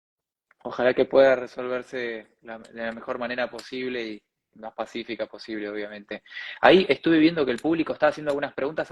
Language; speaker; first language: Spanish; native; Spanish